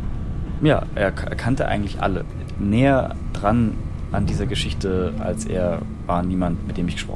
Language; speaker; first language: German; native; German